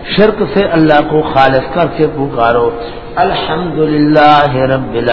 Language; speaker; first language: Urdu; non-native, local second language; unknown